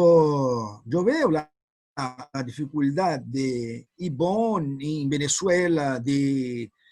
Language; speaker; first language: Spanish; non-native, fluent; Portuguese